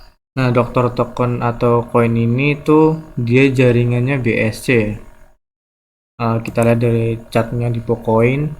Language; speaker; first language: Indonesian; native; Indonesian